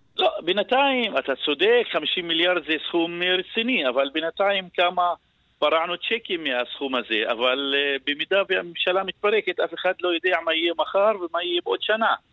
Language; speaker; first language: Hebrew; non-native, local second language; Arabic